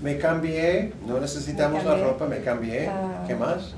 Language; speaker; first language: Spanish; non-native, fluent; English